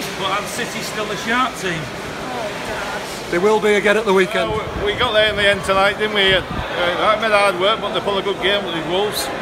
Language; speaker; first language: English; native; English